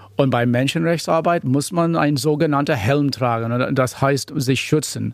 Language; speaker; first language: German; non-native, fluent; English